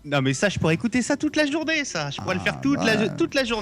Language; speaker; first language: French; native; French